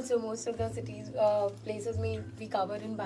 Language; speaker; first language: English; non-native, local second language; Hindi